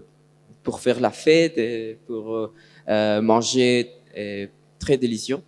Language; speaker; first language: French; non-native, learner; Spanish